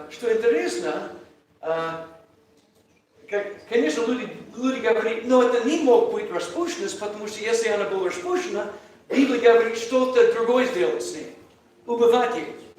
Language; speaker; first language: Russian; non-native, learner; English